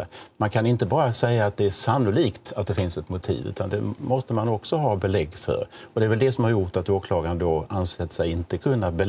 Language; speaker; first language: Swedish; native; Swedish